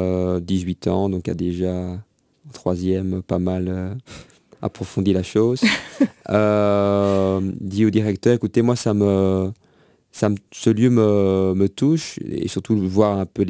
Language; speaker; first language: French; native; French